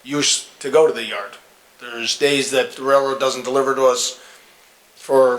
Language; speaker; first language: English; native; English